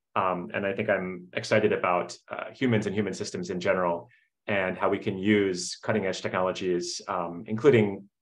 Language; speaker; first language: English; native; English